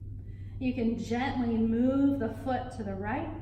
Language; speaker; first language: English; native; English